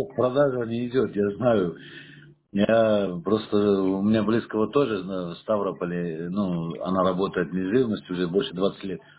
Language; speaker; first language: Russian; native; Russian